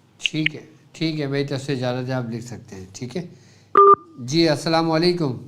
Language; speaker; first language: Urdu; native; Urdu